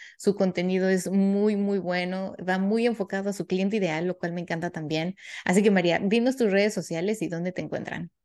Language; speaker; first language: Spanish; native; Spanish